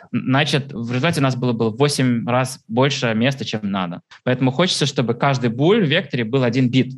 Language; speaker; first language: Russian; early bilingual, heritage; Russian